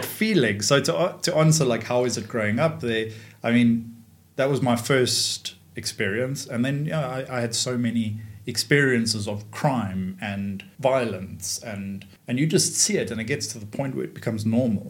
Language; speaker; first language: English; native; English